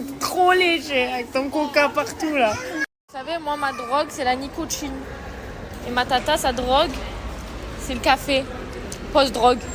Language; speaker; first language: French; native; French